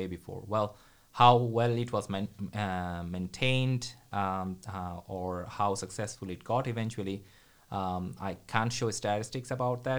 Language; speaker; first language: English; non-native, local second language; Bangla